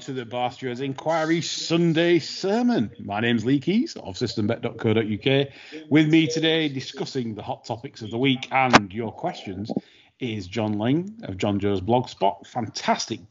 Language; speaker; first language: English; native; English